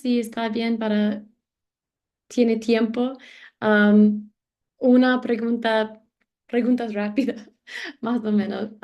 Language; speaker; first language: Spanish; non-native, learner; English